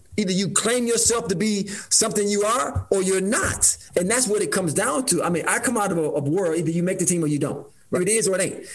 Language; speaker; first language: English; native; English